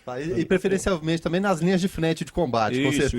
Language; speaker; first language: Portuguese; native; Portuguese